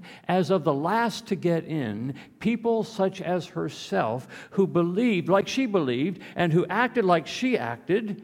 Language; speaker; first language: English; native; English